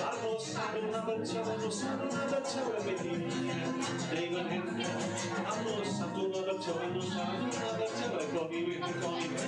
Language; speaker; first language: Welsh; native; Welsh